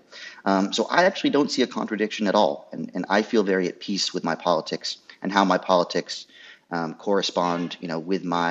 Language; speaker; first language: English; native; English